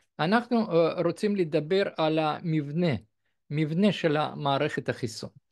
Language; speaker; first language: Hebrew; non-native, fluent; Russian